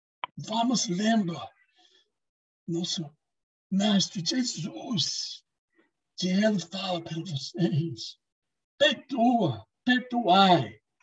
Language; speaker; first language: Portuguese; non-native, learner; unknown